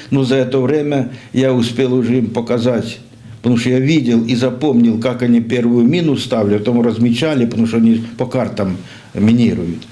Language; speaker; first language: Russian; native; Russian